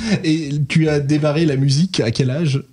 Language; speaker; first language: French; native; French